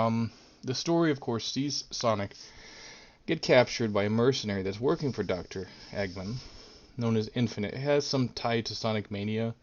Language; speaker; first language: English; native; English